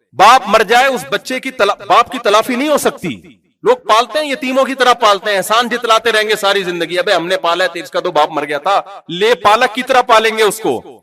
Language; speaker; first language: Urdu; native; Urdu